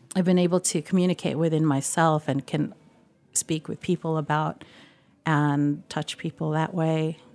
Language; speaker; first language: English; native; English